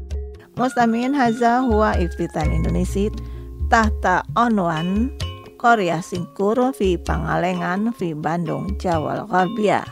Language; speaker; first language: Arabic; non-native, fluent; Indonesian